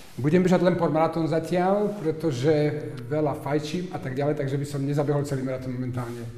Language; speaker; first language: Slovak; native; Slovak